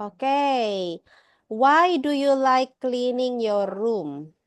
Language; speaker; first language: English; non-native, learner; Indonesian